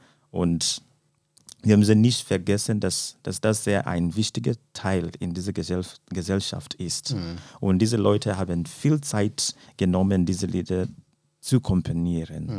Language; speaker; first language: German; non-native, fluent; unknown